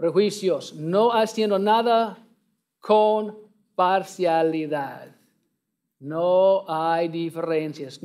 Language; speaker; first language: Spanish; non-native, learner; English